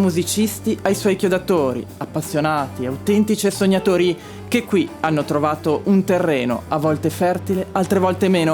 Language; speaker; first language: Italian; native; Italian